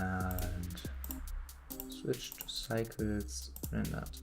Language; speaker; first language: English; non-native, fluent; German